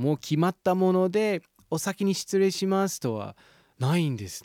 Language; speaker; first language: Japanese; non-native, fluent; English